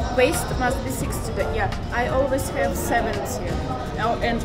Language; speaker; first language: English; non-native, learner; Russian